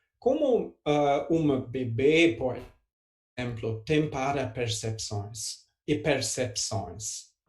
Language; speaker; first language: Portuguese; non-native, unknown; German